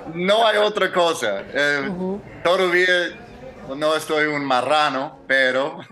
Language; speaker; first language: Spanish; non-native, learner; English